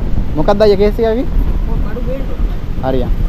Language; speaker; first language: Sinhala; non-native, local second language; Tamil